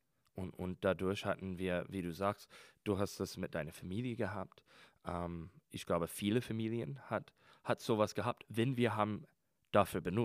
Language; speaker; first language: German; non-native, learner; English